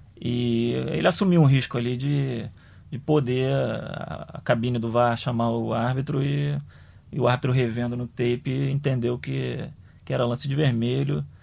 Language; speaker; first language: Portuguese; native; Portuguese